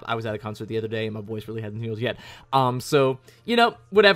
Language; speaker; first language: English; native; English